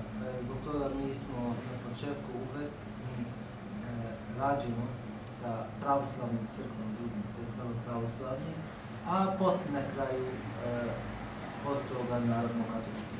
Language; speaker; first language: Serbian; non-native, learner; Arabic